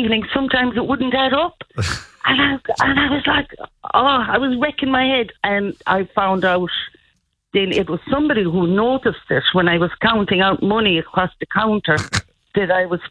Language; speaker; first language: English; non-native, fluent; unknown